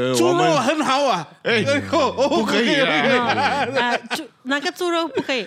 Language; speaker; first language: Chinese; non-native, learner; Malay